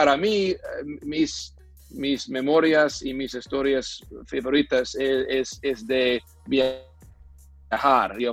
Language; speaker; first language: Spanish; non-native, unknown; English